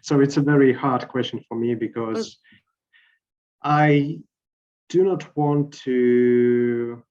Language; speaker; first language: English; non-native, fluent; Russian